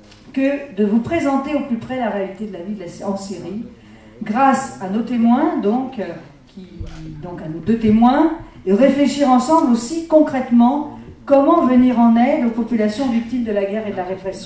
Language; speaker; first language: French; native; French